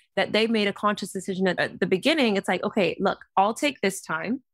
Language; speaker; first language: English; native; English